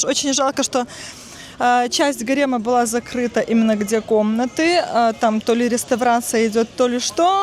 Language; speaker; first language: Russian; native; Russian